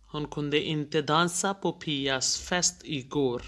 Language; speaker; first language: Swedish; non-native, fluent; Hindi